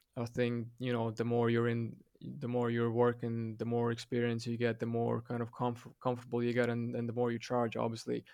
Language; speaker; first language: English; non-native, fluent; Latvian